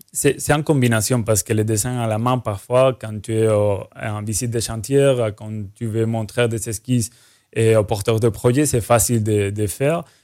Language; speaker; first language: French; non-native, fluent; Spanish